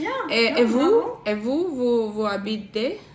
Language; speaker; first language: French; non-native, learner; Russian